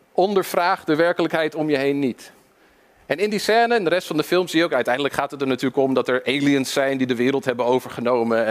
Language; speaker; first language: Dutch; early bilingual, other home language; English